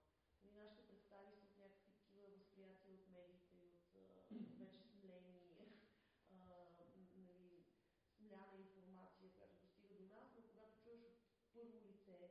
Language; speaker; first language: Bulgarian; native; Bulgarian